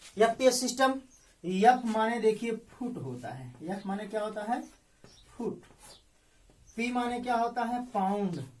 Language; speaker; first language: Hindi; native; Hindi